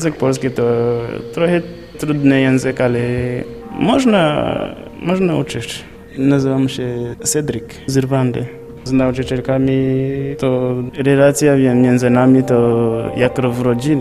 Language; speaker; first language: Polish; non-native, learner; English